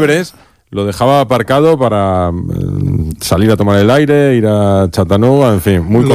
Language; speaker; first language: Spanish; native; Spanish